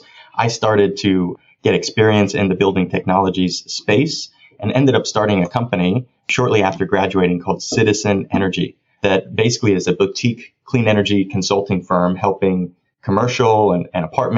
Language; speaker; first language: English; native; English